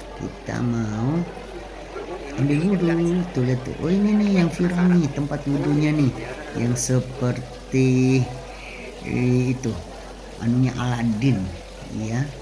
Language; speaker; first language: Indonesian; native; Indonesian